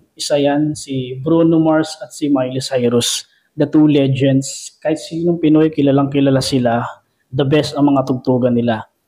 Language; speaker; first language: Filipino; native; Filipino